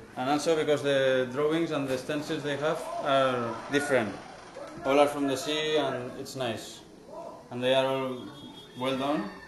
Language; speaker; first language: English; non-native, fluent; Spanish